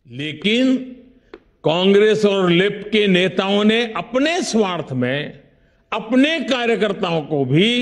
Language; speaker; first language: Hindi; non-native, local second language; Gujarati